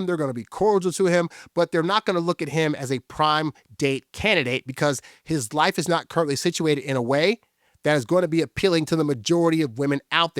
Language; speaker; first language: English; native; English